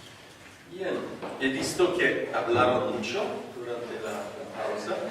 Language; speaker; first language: Spanish; non-native, fluent; French